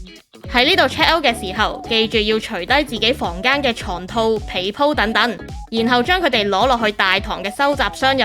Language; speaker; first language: Cantonese; native; Cantonese